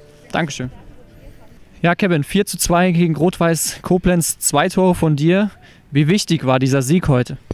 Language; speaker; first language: German; native; German